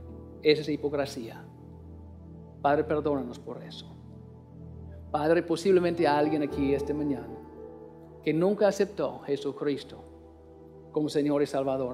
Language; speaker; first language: Spanish; non-native, learner; English